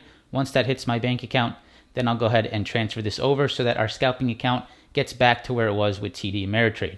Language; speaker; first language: English; native; English